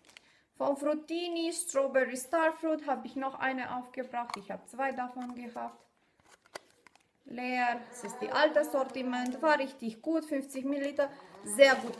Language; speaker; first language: German; non-native, fluent; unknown